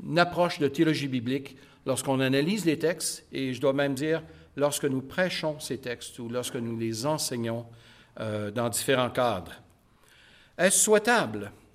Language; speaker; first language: French; native; French